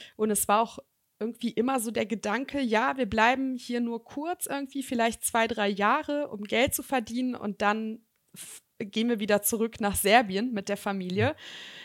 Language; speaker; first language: German; early bilingual, other home language; Serbian